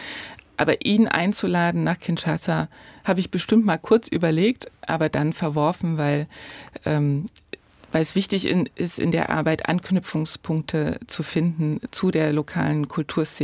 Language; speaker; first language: German; native; German